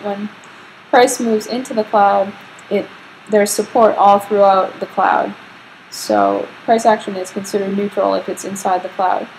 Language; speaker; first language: English; native; English